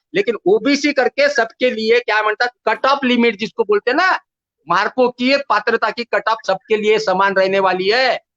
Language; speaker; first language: Hindi; non-native, local second language; Marathi